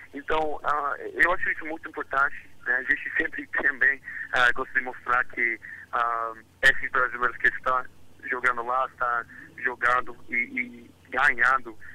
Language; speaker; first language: Portuguese; non-native, fluent; English